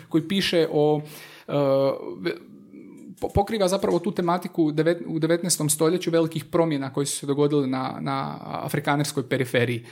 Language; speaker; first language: Croatian; native; Croatian